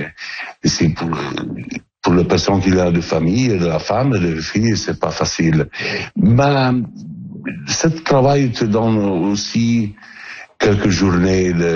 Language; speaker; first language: French; non-native, learner; Italian